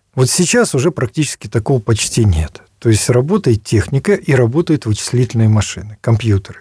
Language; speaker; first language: Russian; native; Russian